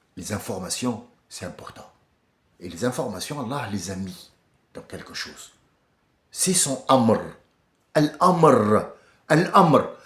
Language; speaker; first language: French; early bilingual, other home language; Arabic